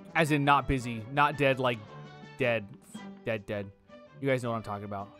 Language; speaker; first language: English; native; English